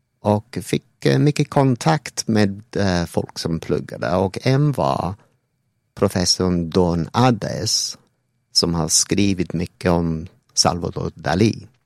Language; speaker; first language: Swedish; non-native, fluent; English